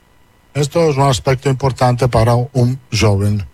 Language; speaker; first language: Portuguese; non-native, learner; Italian